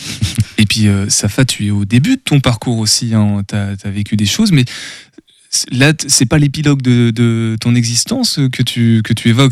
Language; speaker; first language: French; native; French